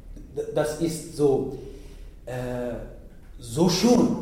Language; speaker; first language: German; non-native, learner; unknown